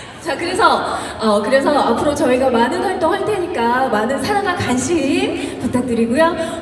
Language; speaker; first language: Korean; native; Korean